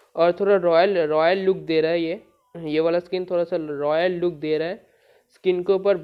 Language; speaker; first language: Hindi; non-native, local second language; Bangla